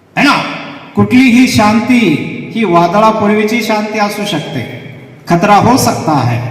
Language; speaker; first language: Hindi; non-native, local second language; Marathi